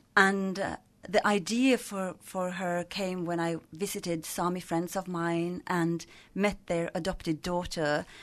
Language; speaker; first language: English; non-native, fluent; Swedish